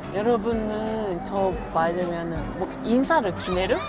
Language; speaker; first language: Korean; non-native, learner; Japanese